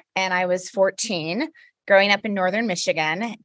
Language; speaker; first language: English; native; English